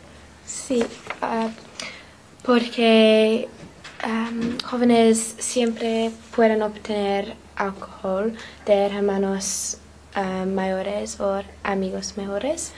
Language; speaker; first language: Spanish; non-native, learner; English